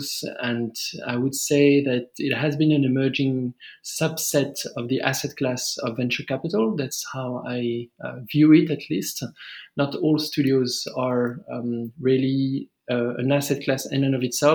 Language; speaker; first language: English; non-native, fluent; French